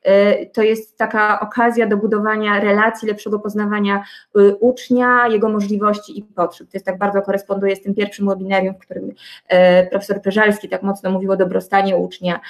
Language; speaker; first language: Polish; native; Polish